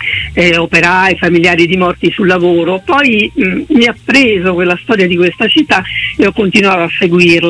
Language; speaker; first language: Italian; native; Italian